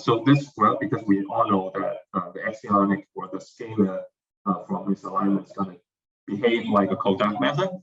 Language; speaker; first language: English; non-native, fluent; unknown